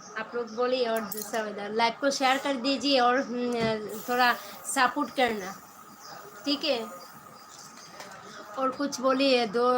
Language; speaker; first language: Hindi; non-native, local second language; Bangla